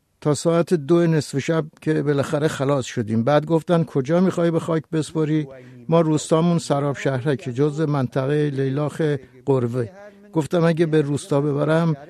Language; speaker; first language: Persian; non-native, local second language; Kurdish